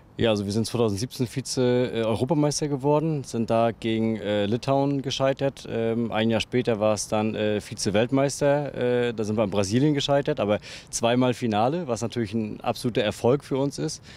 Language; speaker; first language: German; native; German